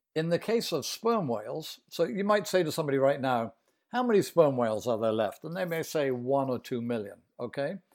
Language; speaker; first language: English; native; English